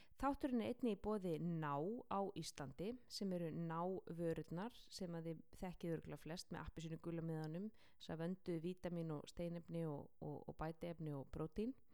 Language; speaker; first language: Icelandic; native; Icelandic